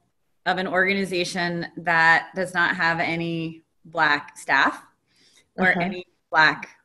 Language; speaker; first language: English; native; English